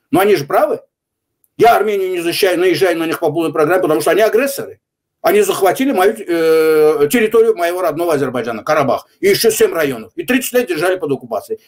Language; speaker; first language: Russian; non-native, local second language; Azerbaijani